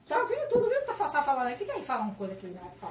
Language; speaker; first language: Portuguese; native; Portuguese